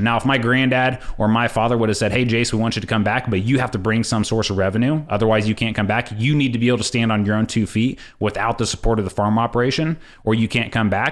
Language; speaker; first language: English; native; English